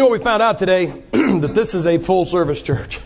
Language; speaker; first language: English; native; English